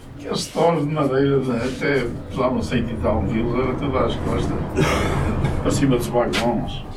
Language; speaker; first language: Portuguese; native; Portuguese